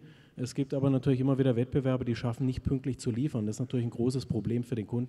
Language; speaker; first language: German; native; German